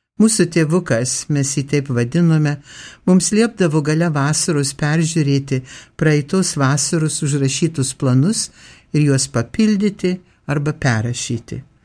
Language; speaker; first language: Lithuanian; early bilingual, heritage; Lithuanian